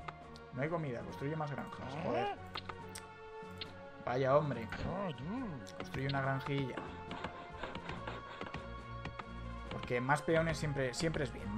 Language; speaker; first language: Spanish; native; Spanish